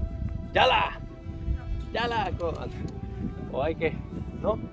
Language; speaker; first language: Spanish; native; Spanish